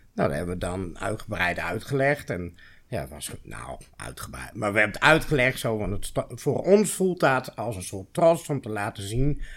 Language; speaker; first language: Dutch; native; Dutch